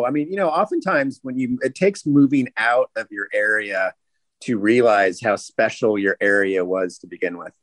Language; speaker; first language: English; native; English